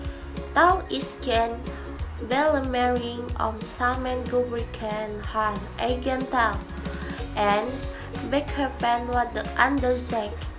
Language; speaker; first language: Dutch; non-native, learner; Indonesian